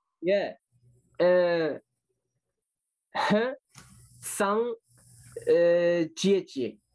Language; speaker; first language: Chinese; non-native, learner; Arabic